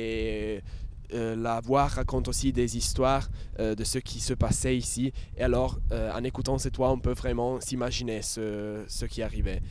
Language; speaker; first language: French; non-native, fluent; Italian